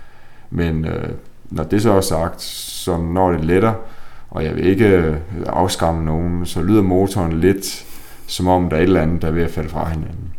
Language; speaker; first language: Danish; native; Danish